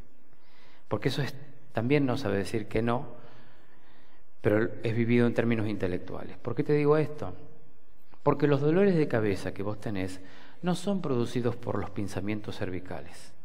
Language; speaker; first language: Spanish; native; Spanish